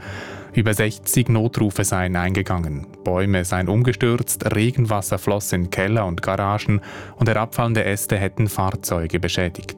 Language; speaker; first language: German; native; German